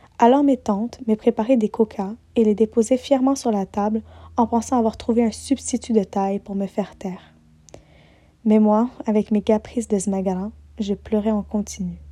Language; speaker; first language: French; early bilingual, other home language; Arabic